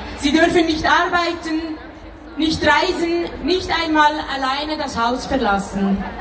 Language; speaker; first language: German; non-native, fluent; Persian